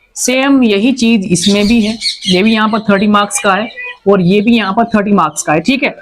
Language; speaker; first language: Hindi; native; Hindi